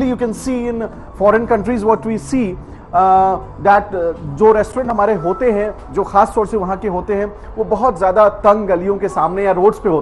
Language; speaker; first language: Hindi; native; Hindi